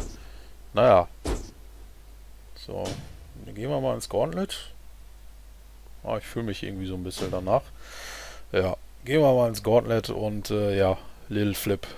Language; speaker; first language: German; native; German